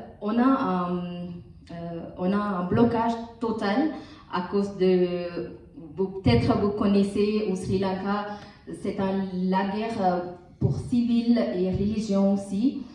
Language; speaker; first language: French; non-native, learner; Tamil